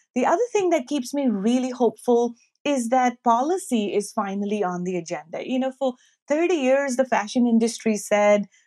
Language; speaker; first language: English; non-native, local second language; Urdu